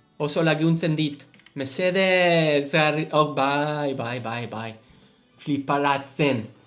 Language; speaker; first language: Basque; non-native, learner; English